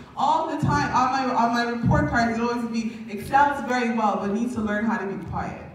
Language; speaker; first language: English; native; English